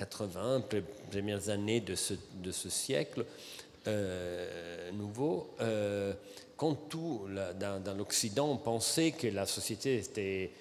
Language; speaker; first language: French; non-native, fluent; Italian